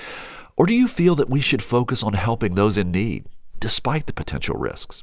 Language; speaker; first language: English; native; English